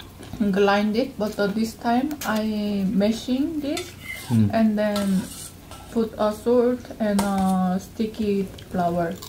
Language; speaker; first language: English; non-native, learner; Korean